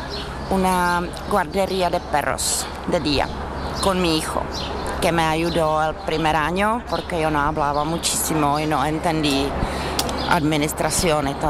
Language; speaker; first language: Spanish; non-native, fluent; Czech